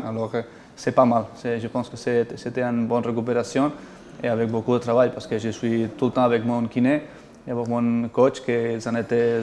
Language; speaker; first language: French; non-native, fluent; Spanish